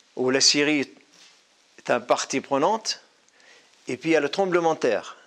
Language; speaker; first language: French; non-native, fluent; Arabic